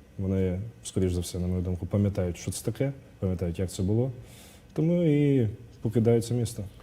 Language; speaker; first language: Ukrainian; non-native, local second language; Russian